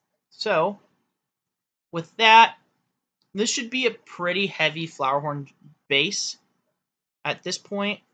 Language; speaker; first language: English; native; English